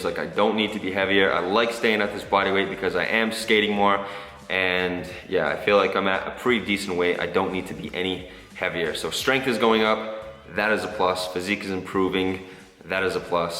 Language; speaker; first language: English; native; English